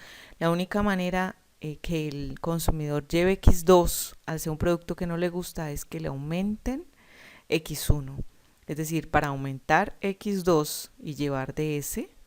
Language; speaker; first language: Spanish; native; Spanish